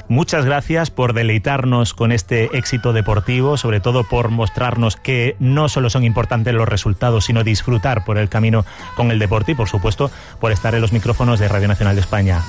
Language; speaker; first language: Spanish; native; Spanish